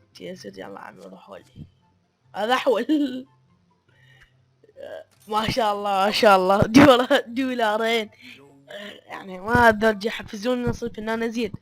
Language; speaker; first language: Arabic; native; Arabic